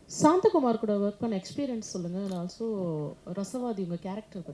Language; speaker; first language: Tamil; native; Tamil